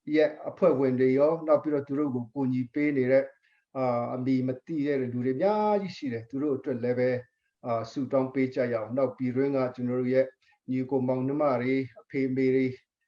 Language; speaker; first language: Burmese; non-native, local second language; Hakha Chin